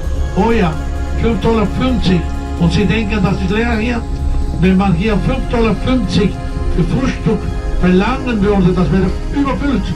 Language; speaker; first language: German; non-native, fluent; Spanish